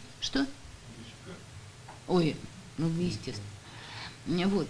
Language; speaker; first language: Russian; native; Russian